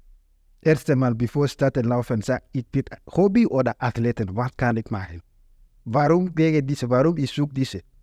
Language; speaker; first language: German; non-native, learner; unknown